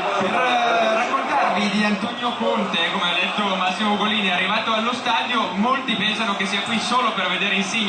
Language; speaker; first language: Italian; native; Italian